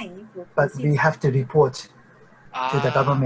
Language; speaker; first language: English; non-native, learner; Japanese